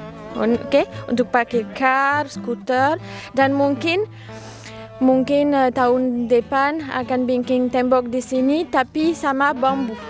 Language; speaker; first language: Indonesian; non-native, learner; French